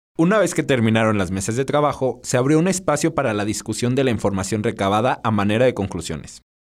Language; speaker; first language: Spanish; native; Spanish